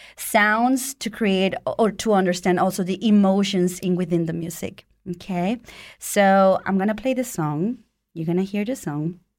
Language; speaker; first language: English; non-native, fluent; Spanish